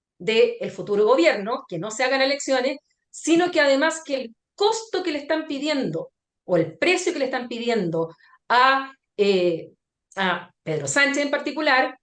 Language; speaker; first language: Spanish; native; Spanish